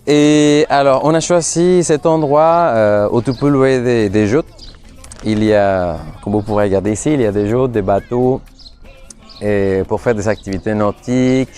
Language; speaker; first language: French; non-native, fluent; Spanish